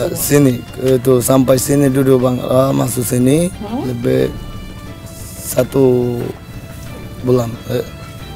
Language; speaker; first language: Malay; non-native, learner; Rohingya